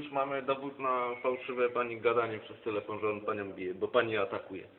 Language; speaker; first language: Polish; native; Polish